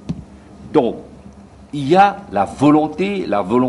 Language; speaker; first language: French; non-native, local second language; Morisyen